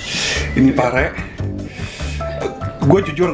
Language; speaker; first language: Indonesian; native; Indonesian